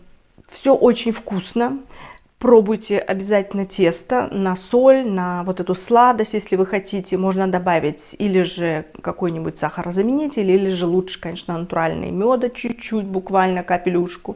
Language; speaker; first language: Russian; native; Russian